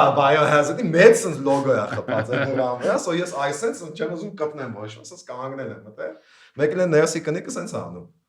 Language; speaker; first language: Armenian; early bilingual, heritage; Armenian